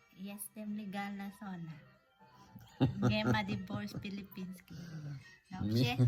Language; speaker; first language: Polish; non-native, learner; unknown